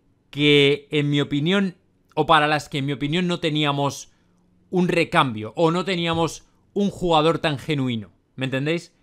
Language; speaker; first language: Spanish; native; Spanish